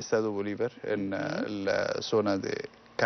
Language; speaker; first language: Spanish; non-native, learner; Arabic